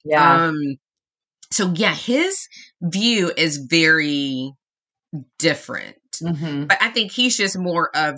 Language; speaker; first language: English; native; English